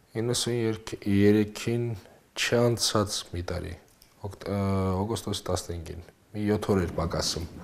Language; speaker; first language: Armenian; early bilingual, heritage; Armenian